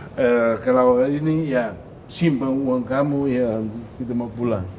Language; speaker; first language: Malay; non-native, fluent; Tetum